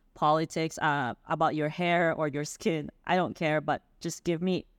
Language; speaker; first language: English; non-native, local second language; Filipino